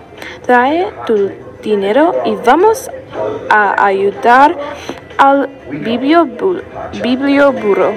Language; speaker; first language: Spanish; non-native, learner; English